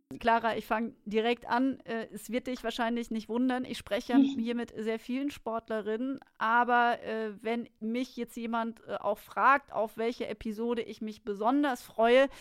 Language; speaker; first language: German; native; German